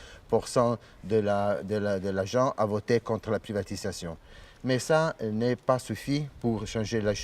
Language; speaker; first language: French; non-native, learner; Italian